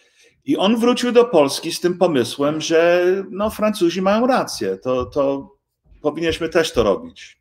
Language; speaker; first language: Polish; early bilingual, heritage; English